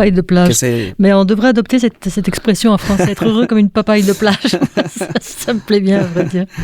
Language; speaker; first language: French; native; French